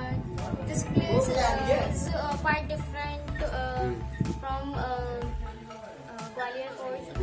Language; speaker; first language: English; non-native, learner; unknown